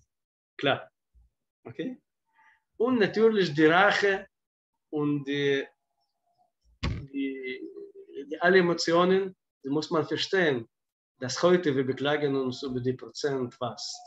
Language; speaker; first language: German; non-native, fluent; Russian